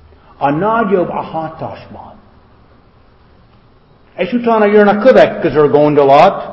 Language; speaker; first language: Hungarian; non-native, fluent; English